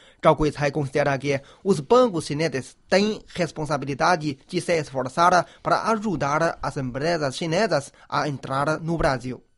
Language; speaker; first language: Portuguese; non-native, fluent; Chinese